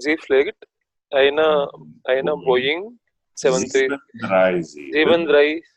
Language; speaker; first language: German; non-native, learner; Telugu